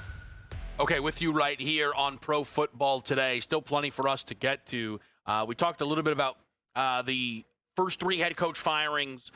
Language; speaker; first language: English; native; English